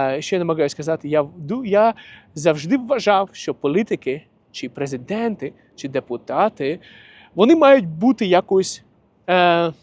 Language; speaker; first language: Ukrainian; non-native, local second language; Russian